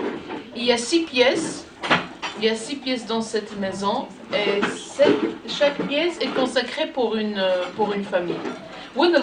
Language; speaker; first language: French; non-native, local second language; Arabic